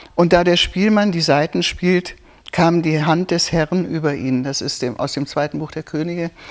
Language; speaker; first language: German; native; German